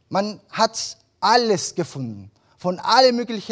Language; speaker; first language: German; early bilingual, other home language; Spanish